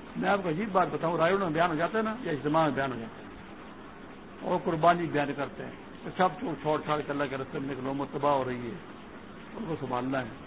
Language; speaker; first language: Urdu; non-native, local second language; Pashto